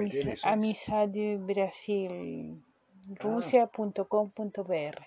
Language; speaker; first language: Portuguese; non-native, fluent; Spanish